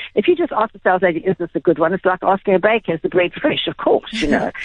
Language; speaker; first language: English; native; English